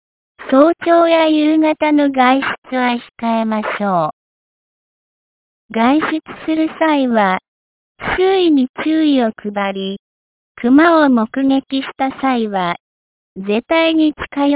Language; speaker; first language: Japanese; native; Japanese